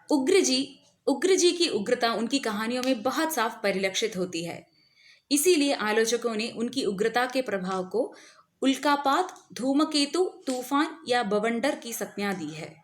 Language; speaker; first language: Hindi; non-native, local second language; Malayalam